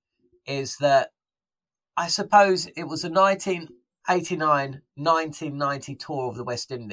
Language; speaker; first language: English; native; English